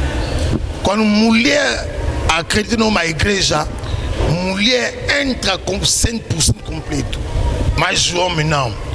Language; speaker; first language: Portuguese; non-native, learner; Lingala